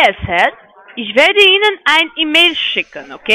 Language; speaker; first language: German; non-native, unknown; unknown